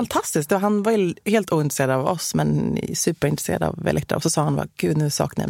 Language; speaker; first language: Swedish; native; Swedish